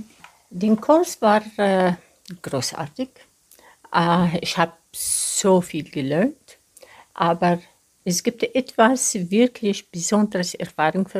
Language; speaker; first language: German; non-native, learner; Arabic